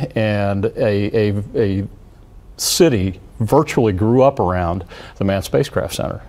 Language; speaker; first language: English; native; English